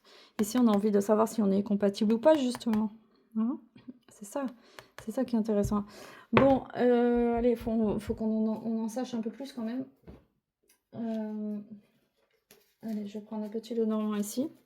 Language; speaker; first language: French; native; French